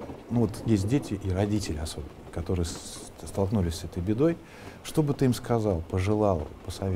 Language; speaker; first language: Russian; native; Russian